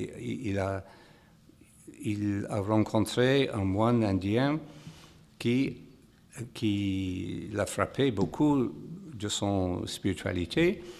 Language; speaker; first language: French; non-native, fluent; English